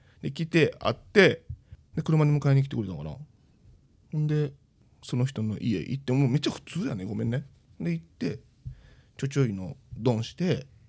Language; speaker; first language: Japanese; native; Japanese